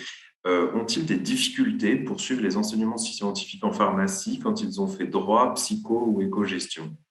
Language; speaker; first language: French; native; French